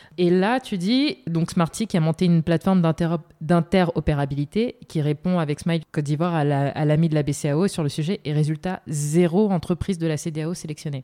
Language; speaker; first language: French; native; French